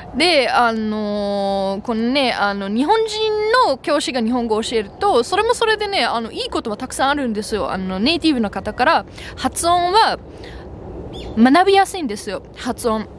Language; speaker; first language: Japanese; non-native, fluent; German